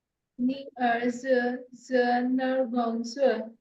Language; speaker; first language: Chinese; non-native, learner; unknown